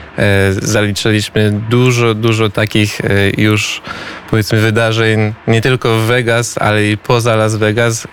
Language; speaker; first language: Polish; early bilingual, heritage; Polish